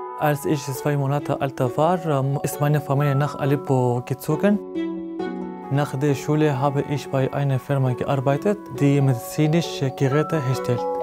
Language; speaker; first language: German; non-native, learner; Arabic